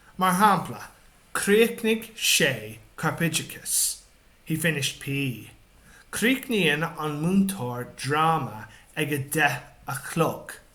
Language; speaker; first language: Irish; non-native, local second language; English